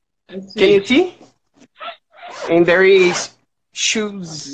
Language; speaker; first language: English; non-native, learner; Portuguese